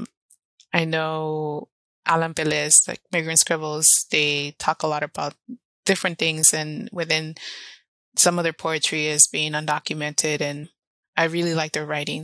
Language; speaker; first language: English; early bilingual, other home language; Spanish